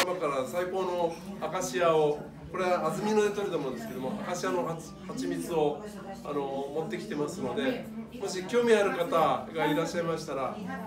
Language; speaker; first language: Japanese; native; Japanese